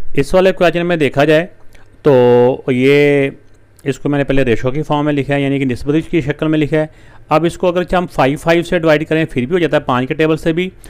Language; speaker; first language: Urdu; non-native, local second language; Punjabi